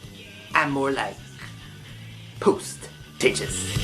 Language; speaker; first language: English; native; English